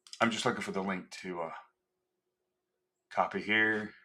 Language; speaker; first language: English; native; English